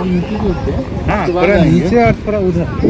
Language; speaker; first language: Hindi; non-native, local second language; Bangla